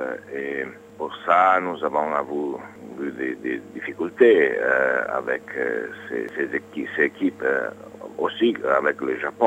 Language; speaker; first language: French; non-native, learner; Italian